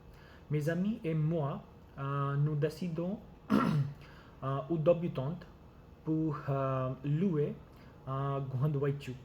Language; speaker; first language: French; non-native, learner; Gujarati